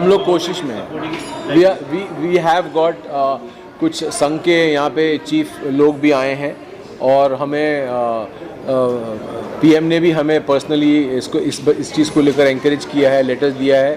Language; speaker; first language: Hindi; native; Hindi